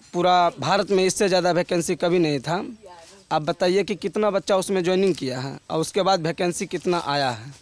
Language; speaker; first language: Hindi; native; Hindi